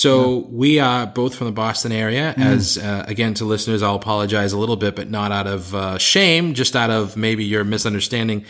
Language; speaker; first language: English; native; English